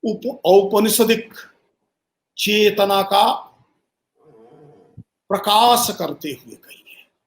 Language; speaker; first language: Hindi; native; Hindi